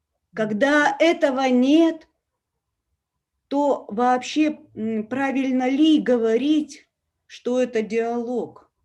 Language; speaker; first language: Russian; native; Russian